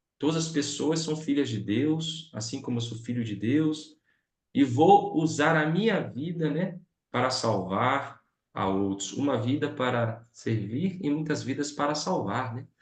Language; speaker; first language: Portuguese; native; Portuguese